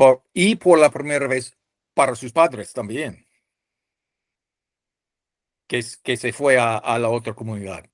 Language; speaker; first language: Spanish; non-native, fluent; English